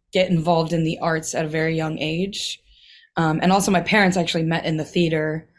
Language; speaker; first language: English; native; English